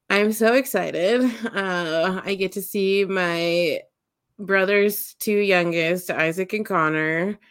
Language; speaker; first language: English; native; English